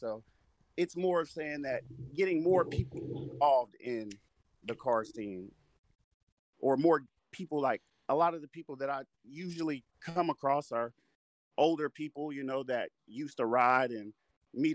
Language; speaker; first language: English; native; English